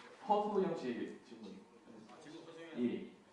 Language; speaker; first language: Korean; native; Korean